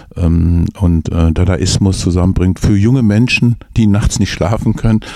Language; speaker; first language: German; native; German